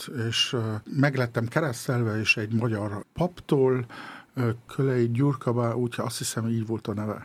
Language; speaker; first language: Hungarian; early bilingual, heritage; Hungarian